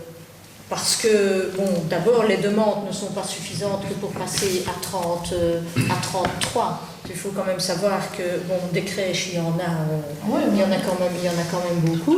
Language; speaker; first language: French; native; French